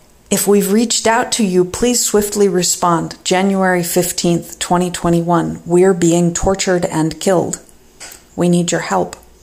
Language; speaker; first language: English; native; English